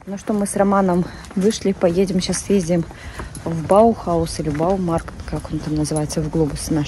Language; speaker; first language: Russian; native; Russian